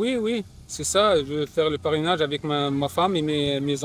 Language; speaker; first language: French; non-native, learner; Arabic